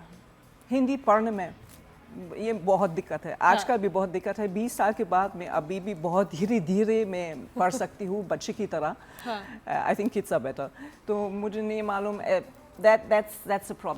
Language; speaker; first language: Hindi; non-native, learner; German